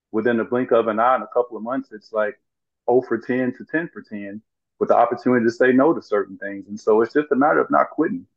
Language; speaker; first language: English; native; English